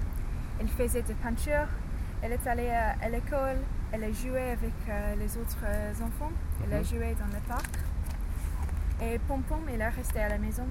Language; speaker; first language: French; non-native, learner; English